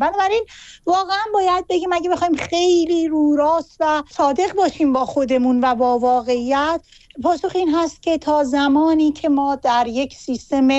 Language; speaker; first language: Persian; native; Persian